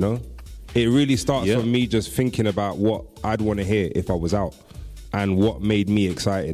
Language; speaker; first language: English; native; English